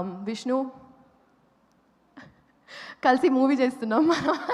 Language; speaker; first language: Telugu; non-native, local second language; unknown